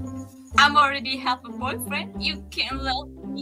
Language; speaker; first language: English; non-native, learner; Thai